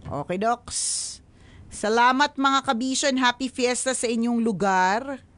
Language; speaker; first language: Filipino; native; Filipino